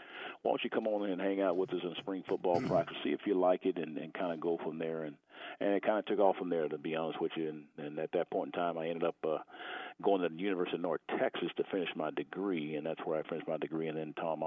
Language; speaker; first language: English; native; English